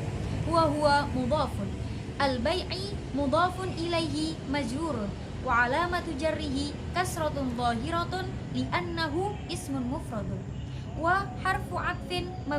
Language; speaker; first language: Arabic; non-native, learner; Indonesian